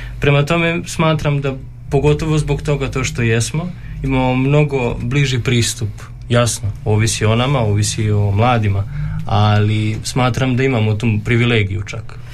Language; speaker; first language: Croatian; native; Croatian